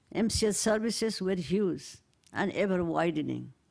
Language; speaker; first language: English; non-native, local second language; Nepali